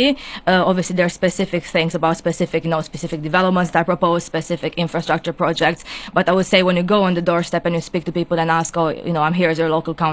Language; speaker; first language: English; non-native, fluent; Romanian